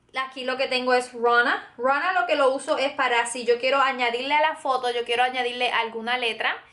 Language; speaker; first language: Spanish; native; Spanish